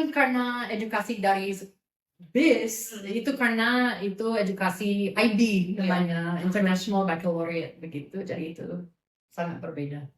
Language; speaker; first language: Indonesian; non-native, fluent; English